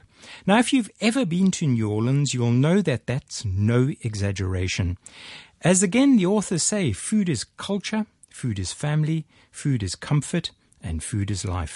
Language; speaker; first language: English; native; English